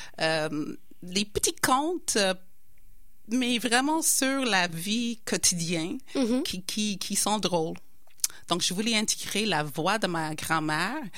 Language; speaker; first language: French; non-native, fluent; English